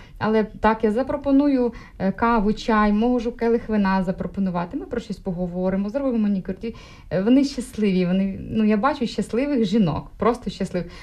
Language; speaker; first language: Ukrainian; non-native, local second language; Russian